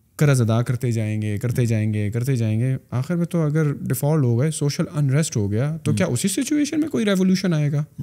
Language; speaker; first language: Urdu; native; Urdu